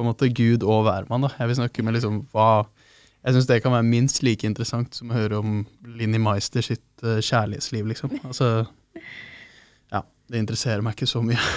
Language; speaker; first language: Norwegian; native; Norwegian